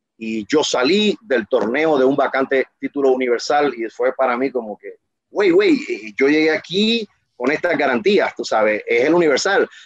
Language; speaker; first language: Spanish; native; Spanish